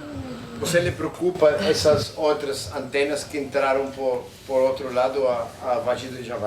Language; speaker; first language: Portuguese; non-native, learner; Spanish